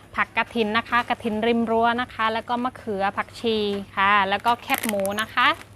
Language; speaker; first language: Thai; non-native, local second language; Northern Khmer